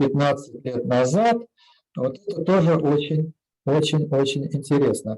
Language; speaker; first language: Russian; native; Russian